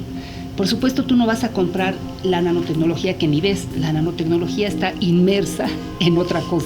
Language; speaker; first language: Spanish; native; Spanish